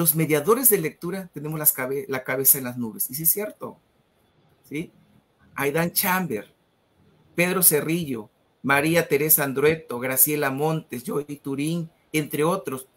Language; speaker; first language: Spanish; native; Spanish